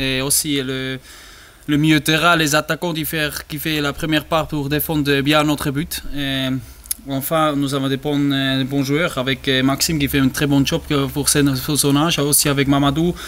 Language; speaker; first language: French; non-native, learner; German